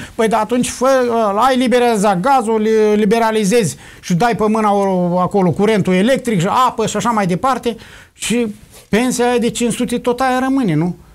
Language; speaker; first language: Romanian; native; Romanian